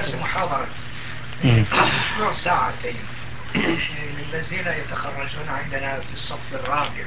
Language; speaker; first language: Arabic; non-native, local second language; Turkish